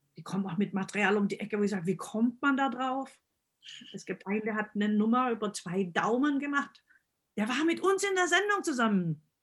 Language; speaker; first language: German; early bilingual, other home language; Italian